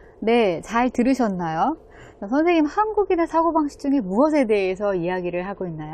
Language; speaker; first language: Korean; native; Korean